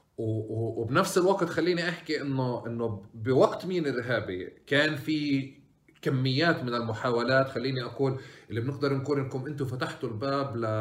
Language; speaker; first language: Arabic; native; Arabic